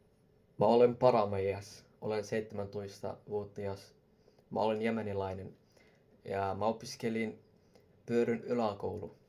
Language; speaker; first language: Finnish; non-native, learner; Arabic